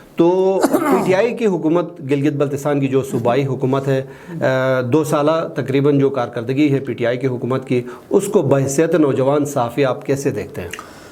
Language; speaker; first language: Urdu; non-native, local second language; Shina